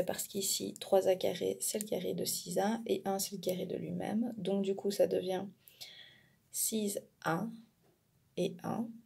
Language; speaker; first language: French; native; French